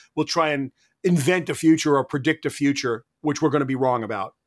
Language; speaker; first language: English; native; English